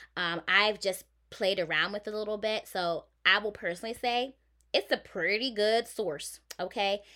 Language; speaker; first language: English; native; English